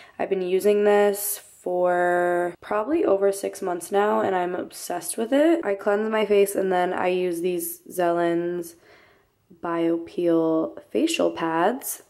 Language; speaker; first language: English; native; English